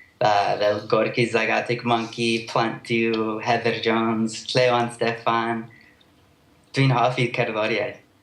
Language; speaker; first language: Welsh; non-native, learner; English